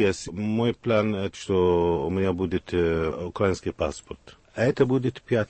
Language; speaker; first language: Russian; non-native, learner; Arabic